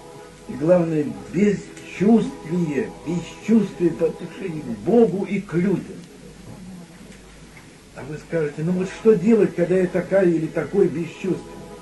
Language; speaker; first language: Russian; native; Russian